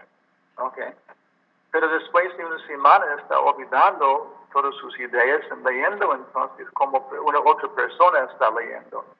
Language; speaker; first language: Spanish; non-native, learner; English